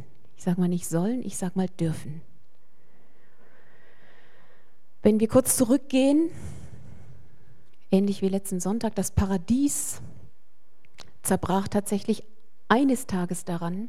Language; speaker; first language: German; native; German